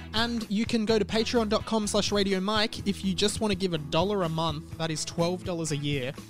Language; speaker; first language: English; native; English